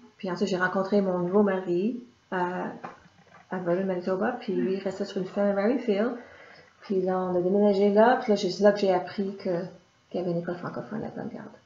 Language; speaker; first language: French; native; French